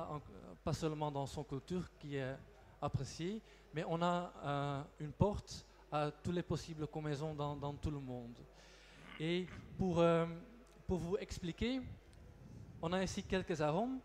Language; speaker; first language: French; non-native, local second language; Dutch